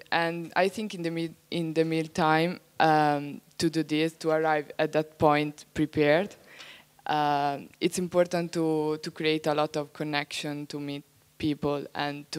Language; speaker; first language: English; non-native, fluent; Italian